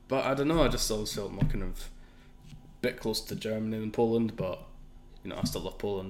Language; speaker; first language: English; native; English